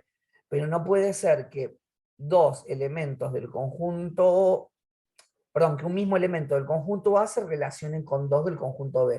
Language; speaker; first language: Spanish; native; Spanish